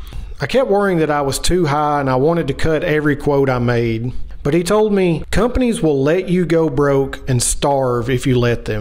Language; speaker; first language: English; native; English